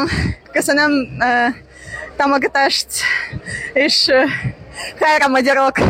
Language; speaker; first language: Hungarian; non-native, learner; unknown